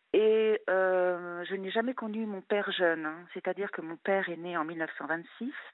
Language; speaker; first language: French; native; French